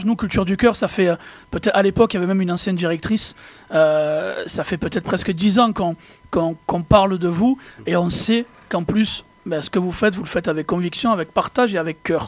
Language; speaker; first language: French; native; French